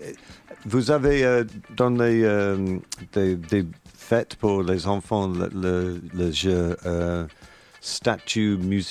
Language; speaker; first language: French; non-native, learner; English